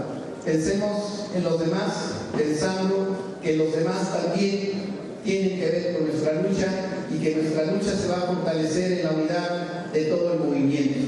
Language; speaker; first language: Spanish; native; Spanish